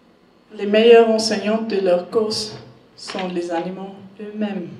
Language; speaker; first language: French; non-native, learner; German